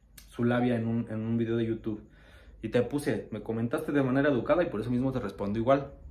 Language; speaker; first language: Spanish; native; Spanish